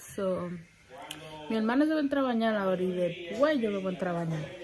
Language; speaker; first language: Spanish; early bilingual, heritage; Spanish